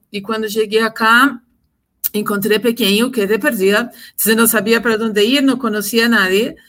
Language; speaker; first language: Spanish; non-native, fluent; Portuguese